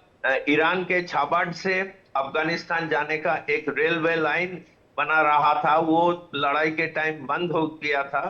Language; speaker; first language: Hindi; non-native, local second language; Bangla